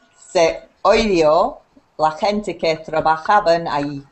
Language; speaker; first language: Spanish; non-native, learner; English